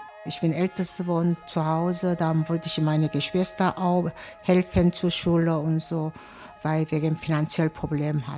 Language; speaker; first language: German; non-native, learner; Korean